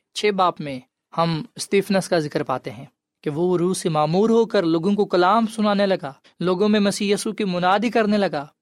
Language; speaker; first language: Urdu; non-native, local second language; Punjabi